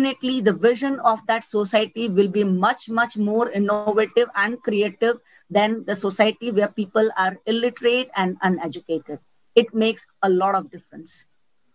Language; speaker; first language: English; non-native, local second language; Gujarati